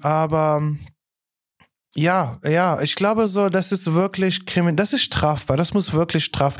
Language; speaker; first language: German; non-native, fluent; Arabic